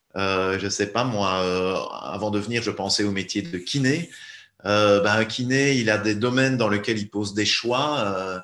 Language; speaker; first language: French; native; French